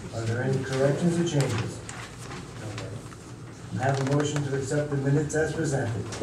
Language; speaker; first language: English; native; English